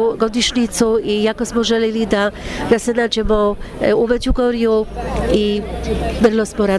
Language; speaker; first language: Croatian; non-native, learner; Polish